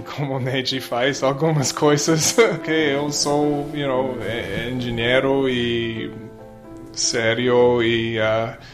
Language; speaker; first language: Portuguese; non-native, learner; English